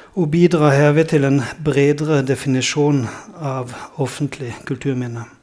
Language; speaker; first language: Norwegian; non-native, fluent; German